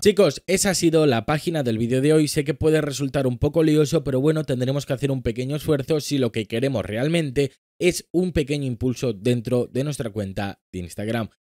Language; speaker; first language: Spanish; native; Spanish